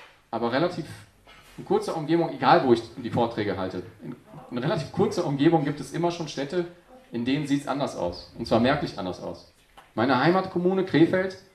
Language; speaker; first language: German; native; German